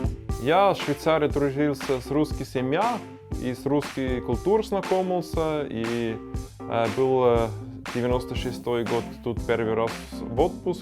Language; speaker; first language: Russian; non-native, learner; German